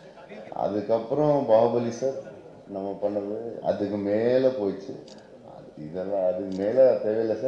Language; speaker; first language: Tamil; non-native, learner; Telugu